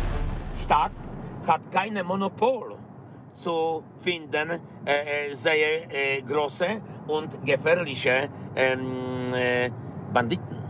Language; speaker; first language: German; non-native, learner; Polish